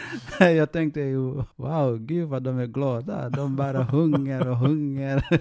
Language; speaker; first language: Swedish; non-native, fluent; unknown